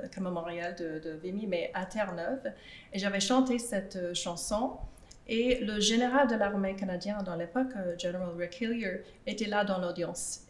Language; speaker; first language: French; non-native, fluent; English